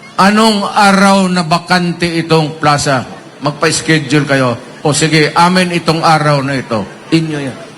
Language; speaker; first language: Filipino; non-native, local second language; Cebuano